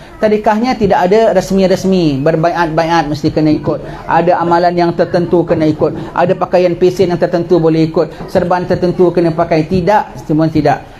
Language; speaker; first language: Malay; native; Malay